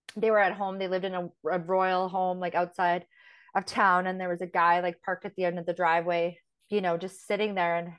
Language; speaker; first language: English; native; English